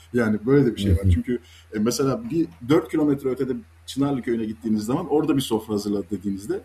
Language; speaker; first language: Turkish; native; Turkish